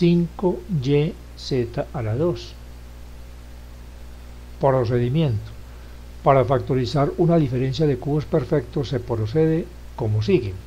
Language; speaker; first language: Spanish; native; Spanish